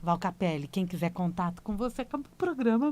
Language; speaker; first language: Portuguese; native; Portuguese